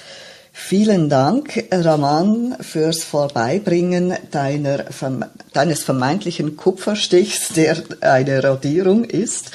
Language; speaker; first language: German; native; German